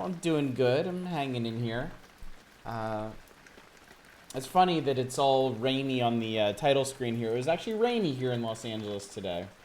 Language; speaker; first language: English; native; English